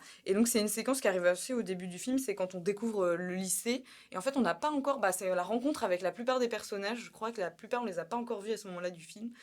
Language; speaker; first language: French; native; French